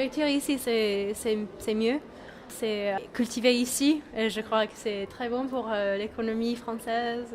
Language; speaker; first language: French; non-native, learner; English